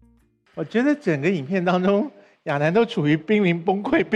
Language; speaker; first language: Chinese; native; Chinese